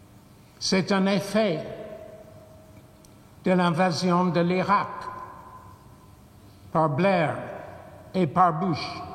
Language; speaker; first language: French; non-native, fluent; English